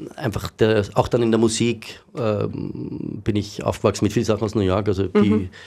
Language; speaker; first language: German; native; German